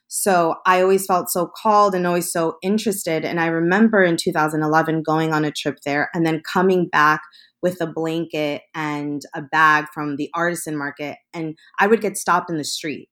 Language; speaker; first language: English; early bilingual, other home language; Spanish